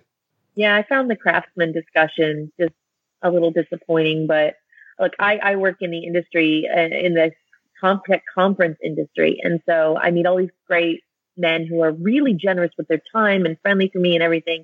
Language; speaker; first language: English; native; English